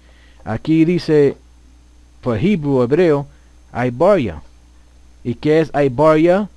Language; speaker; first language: Spanish; early bilingual, heritage; Spanish